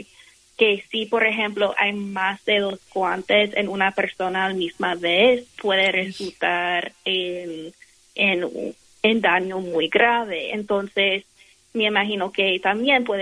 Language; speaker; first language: Spanish; non-native, learner; English